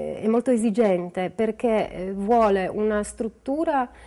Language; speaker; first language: Italian; non-native, fluent; Polish